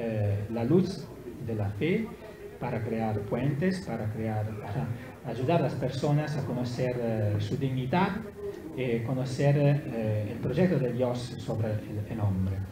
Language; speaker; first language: Spanish; non-native, learner; Italian